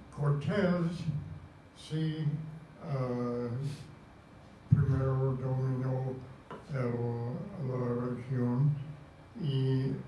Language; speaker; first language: Spanish; non-native, fluent; English